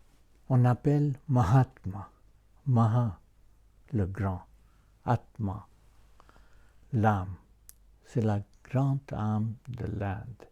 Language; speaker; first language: French; non-native, fluent; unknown